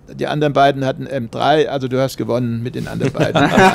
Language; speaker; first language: German; native; German